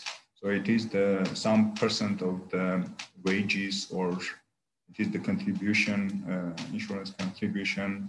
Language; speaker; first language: English; non-native, learner; Armenian